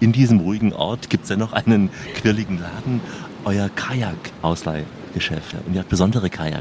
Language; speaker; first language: German; native; German